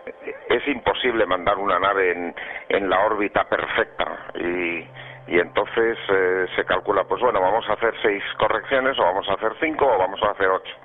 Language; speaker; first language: Spanish; native; Spanish